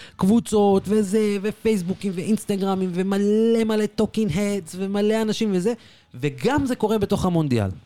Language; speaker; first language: Hebrew; native; Hebrew